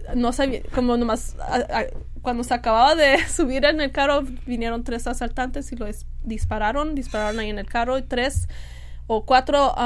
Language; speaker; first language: Spanish; early bilingual, heritage; Spanish